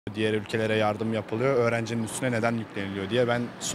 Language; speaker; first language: Turkish; native; Turkish